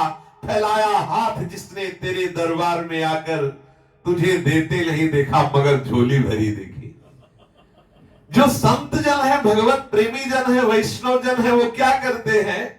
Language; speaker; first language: Hindi; native; Hindi